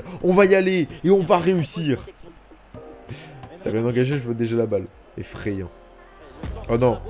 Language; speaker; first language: French; native; French